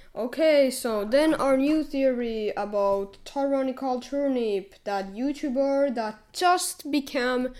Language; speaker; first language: English; non-native, fluent; Finnish